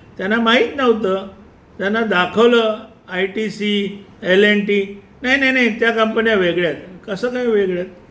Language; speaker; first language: Marathi; non-native, local second language; Gujarati